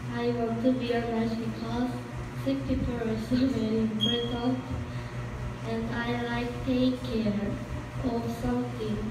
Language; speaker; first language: English; non-native, learner; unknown